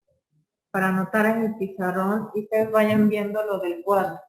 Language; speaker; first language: Spanish; native; Spanish